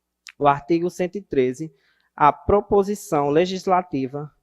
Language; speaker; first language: Portuguese; native; Portuguese